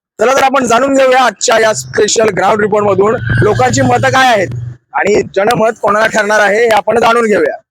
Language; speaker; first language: Marathi; native; Marathi